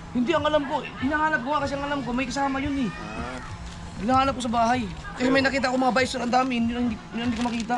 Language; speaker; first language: Filipino; non-native, local second language; Cebuano